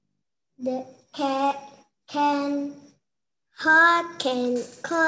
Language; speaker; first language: English; non-native, learner; Indonesian